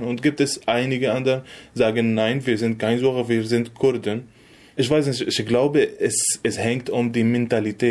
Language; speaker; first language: German; non-native, fluent; Arabic